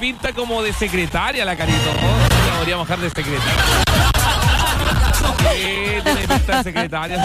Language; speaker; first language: Spanish; native; Spanish